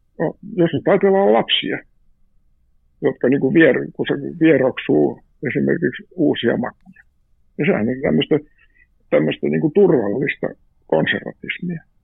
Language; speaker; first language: Finnish; native; Finnish